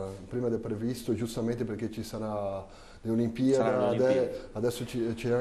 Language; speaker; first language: Italian; non-native, fluent; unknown